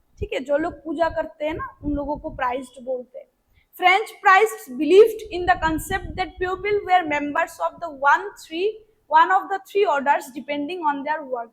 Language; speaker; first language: Hindi; non-native, local second language; Bangla